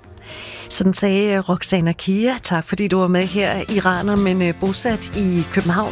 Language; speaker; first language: Danish; native; Danish